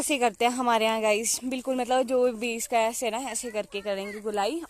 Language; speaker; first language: Hindi; native; Hindi